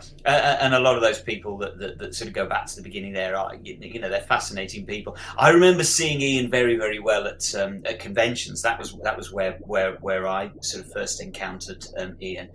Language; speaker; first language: English; native; English